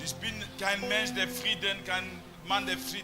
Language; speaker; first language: German; non-native, fluent; French